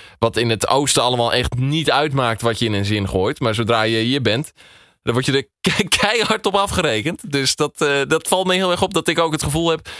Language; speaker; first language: Dutch; native; Dutch